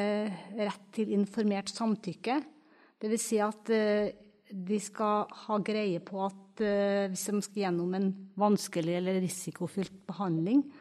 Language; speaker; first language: Norwegian; native; Norwegian